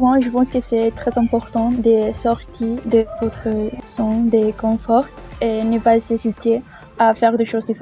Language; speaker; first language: French; non-native, fluent; Spanish